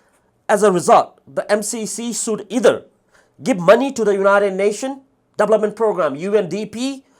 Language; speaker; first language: English; non-native, fluent; Nepali